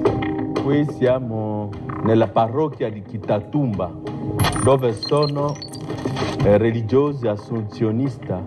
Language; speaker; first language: Italian; non-native, fluent; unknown